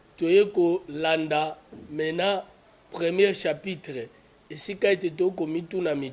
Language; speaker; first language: Lingala; native; Lingala